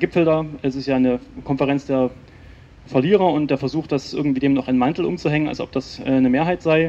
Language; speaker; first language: German; native; German